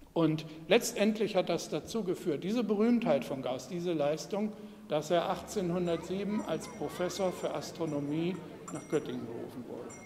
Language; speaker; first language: German; native; German